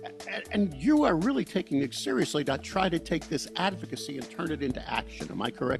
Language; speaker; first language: English; native; English